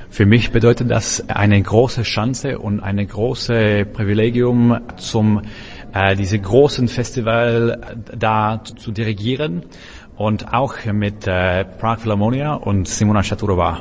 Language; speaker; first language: German; non-native, learner; Czech